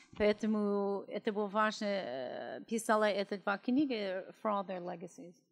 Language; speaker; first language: Russian; non-native, learner; English